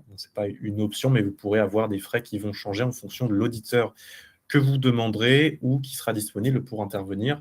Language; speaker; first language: French; native; French